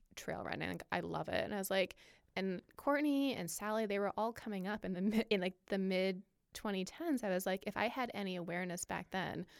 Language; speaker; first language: English; native; English